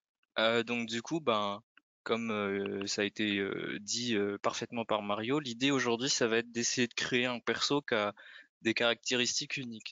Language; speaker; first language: French; native; French